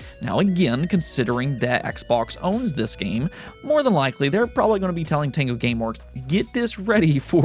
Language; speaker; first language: English; native; English